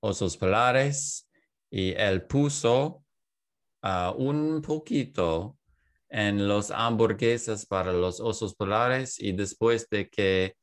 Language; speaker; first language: Spanish; non-native, learner; English